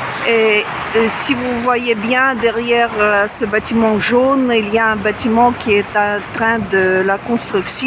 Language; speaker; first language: French; non-native, fluent; Russian